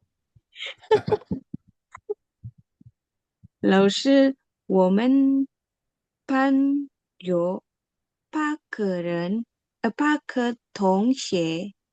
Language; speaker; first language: Chinese; non-native, learner; Indonesian